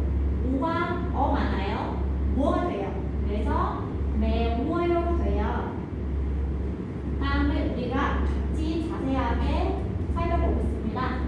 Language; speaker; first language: Korean; non-native, fluent; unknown